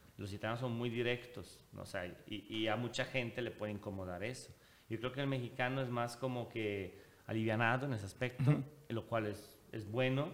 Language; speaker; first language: Spanish; non-native, fluent; Italian